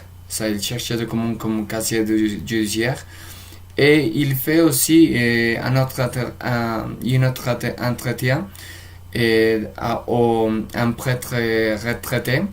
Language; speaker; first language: French; non-native, fluent; Spanish